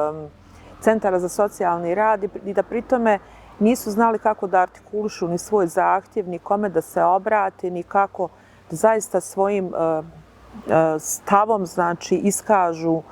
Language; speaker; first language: Bosnian; native; Bosnian